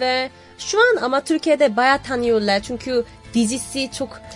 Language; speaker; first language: Turkish; non-native, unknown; Korean